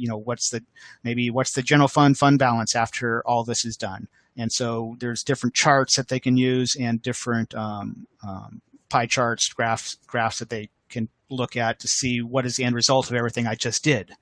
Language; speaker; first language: English; native; English